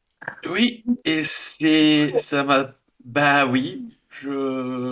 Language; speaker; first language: French; non-native, fluent; Dutch